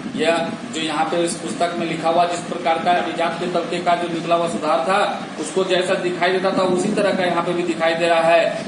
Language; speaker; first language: Hindi; native; Hindi